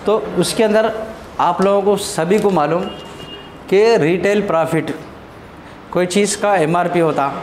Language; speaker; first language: Hindi; non-native, local second language; Telugu